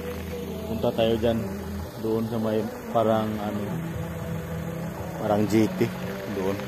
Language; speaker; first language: Filipino; early bilingual, heritage; Filipino